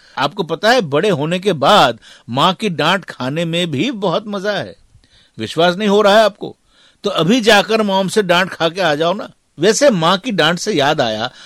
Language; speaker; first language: Hindi; native; Hindi